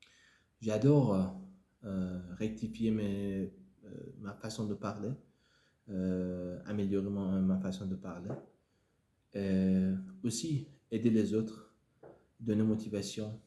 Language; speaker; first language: French; non-native, fluent; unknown